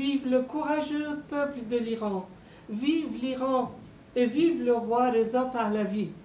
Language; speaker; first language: French; non-native, fluent; Persian